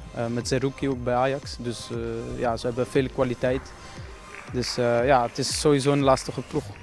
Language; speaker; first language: Dutch; non-native, fluent; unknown